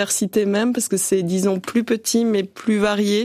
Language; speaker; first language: French; native; French